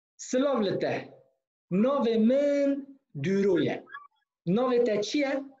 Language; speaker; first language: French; non-native, fluent; Kurdish